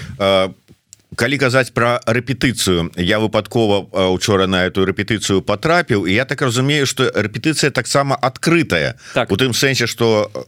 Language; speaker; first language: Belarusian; native; Belarusian